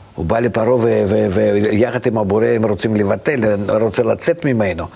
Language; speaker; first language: Hebrew; non-native, fluent; Russian